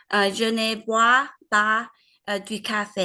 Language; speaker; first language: French; non-native, learner; Vietnamese